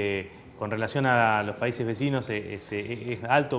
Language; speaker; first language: Spanish; native; Spanish